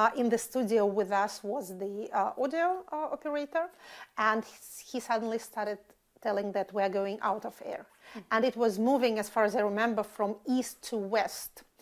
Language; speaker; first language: English; non-native, fluent; Russian